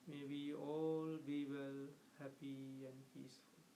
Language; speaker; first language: English; non-native, local second language; Sinhala